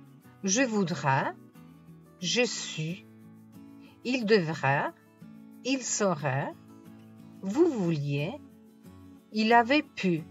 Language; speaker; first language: French; non-native, fluent; Italian